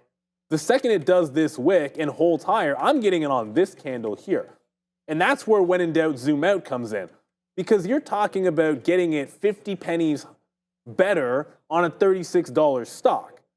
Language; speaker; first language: English; native; English